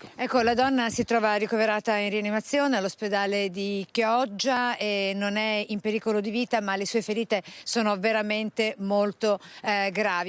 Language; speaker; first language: Italian; native; Italian